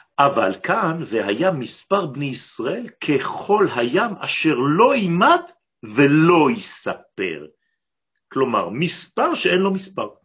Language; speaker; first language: Hebrew; non-native, fluent; French